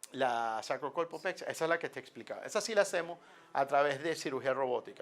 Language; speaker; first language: Spanish; native; Spanish